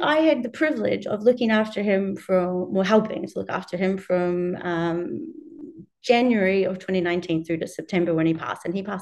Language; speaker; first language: English; native; English